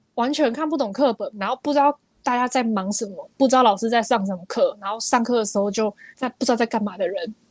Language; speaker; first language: Chinese; native; Chinese